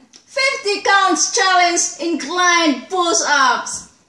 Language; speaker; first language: English; non-native, local second language; Cebuano